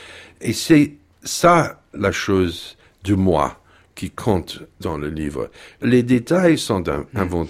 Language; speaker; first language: French; non-native, fluent; English